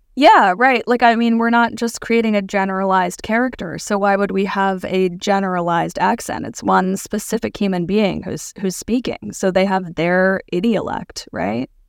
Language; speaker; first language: English; native; English